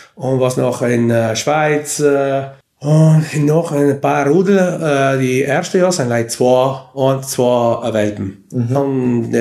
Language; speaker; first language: German; non-native, learner; Italian